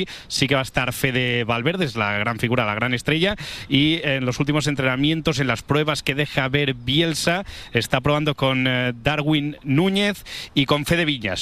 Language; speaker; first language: Spanish; native; Spanish